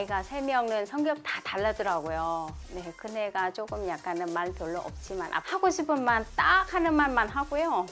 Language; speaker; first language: Korean; non-native, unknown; Vietnamese